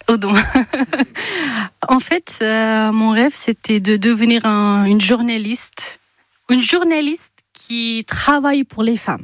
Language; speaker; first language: French; non-native, fluent; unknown